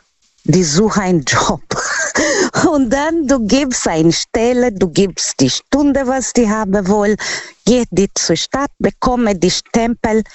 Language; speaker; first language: German; non-native, learner; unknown